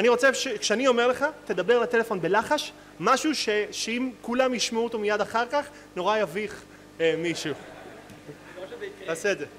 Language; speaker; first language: Hebrew; native; Hebrew